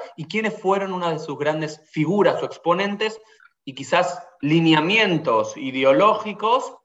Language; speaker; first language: Spanish; native; Spanish